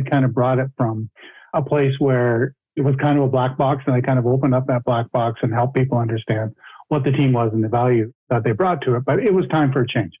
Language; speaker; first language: English; native; English